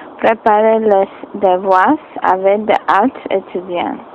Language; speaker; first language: French; non-native, learner; English